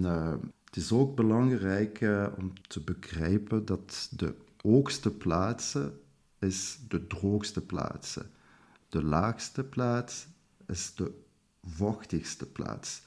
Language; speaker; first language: Dutch; non-native, local second language; French